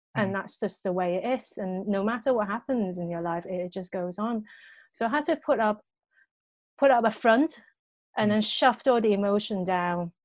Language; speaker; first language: English; non-native, local second language; Cantonese